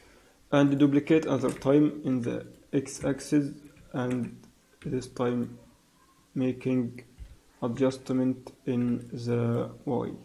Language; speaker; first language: English; non-native, fluent; Arabic